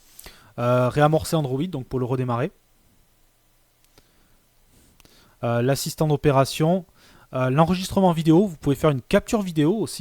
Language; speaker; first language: French; native; French